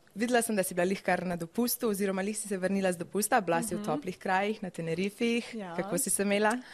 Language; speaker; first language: Slovenian; native; Slovenian